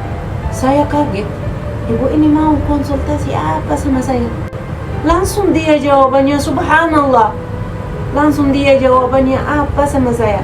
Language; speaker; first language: Indonesian; non-native, fluent; Arabic